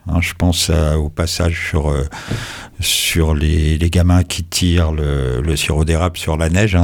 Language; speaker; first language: French; native; French